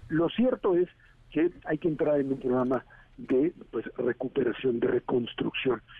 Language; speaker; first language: Spanish; native; Spanish